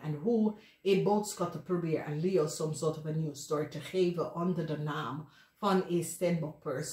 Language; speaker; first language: Dutch; non-native, learner; English